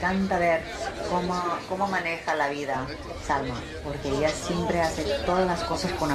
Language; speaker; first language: Spanish; early bilingual, heritage; English